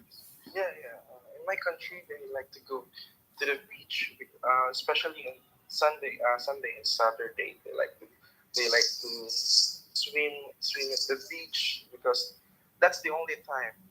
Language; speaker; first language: English; non-native, learner; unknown